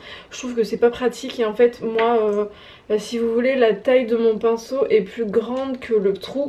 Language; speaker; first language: French; native; French